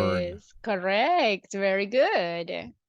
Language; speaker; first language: English; non-native, fluent; Spanish